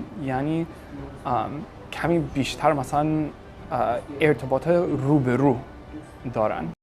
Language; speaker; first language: Persian; non-native, fluent; English